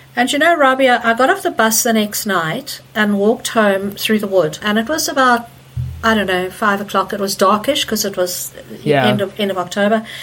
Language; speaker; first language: English; native; English